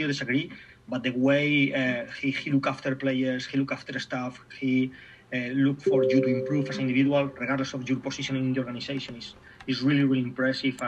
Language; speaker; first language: English; non-native, fluent; Spanish